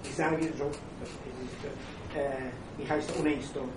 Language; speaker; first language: German; non-native, fluent; Italian